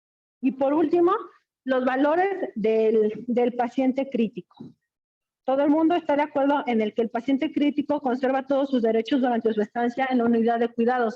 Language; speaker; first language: Spanish; native; Spanish